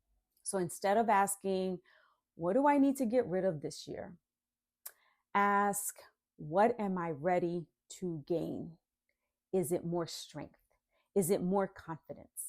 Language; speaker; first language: English; native; English